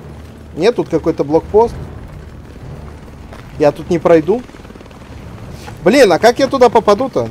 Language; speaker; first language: Russian; native; Russian